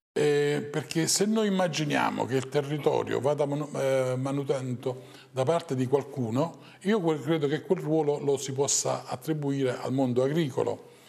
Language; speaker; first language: Italian; native; Italian